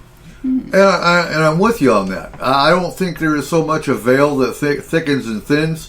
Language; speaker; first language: English; native; English